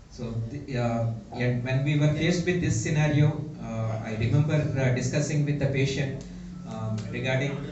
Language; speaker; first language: English; non-native, local second language; Telugu